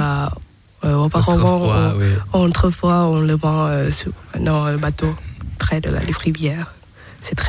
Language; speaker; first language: French; non-native, learner; Thai